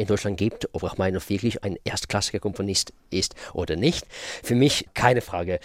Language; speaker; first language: German; non-native, fluent; Russian